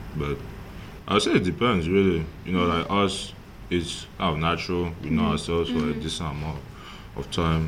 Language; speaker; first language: English; non-native, local second language; French